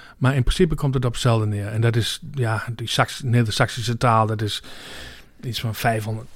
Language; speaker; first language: Dutch; native; Dutch